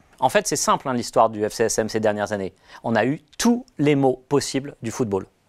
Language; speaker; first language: French; native; French